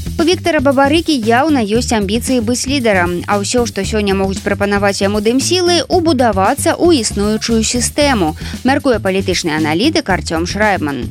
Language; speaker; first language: Belarusian; non-native, local second language; Russian